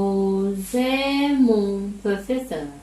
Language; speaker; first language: French; non-native, learner; Chinese